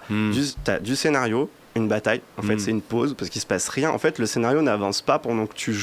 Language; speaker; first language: French; native; French